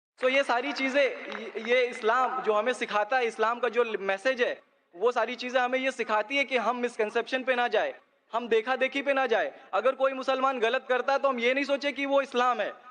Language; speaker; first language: Hindi; native; Hindi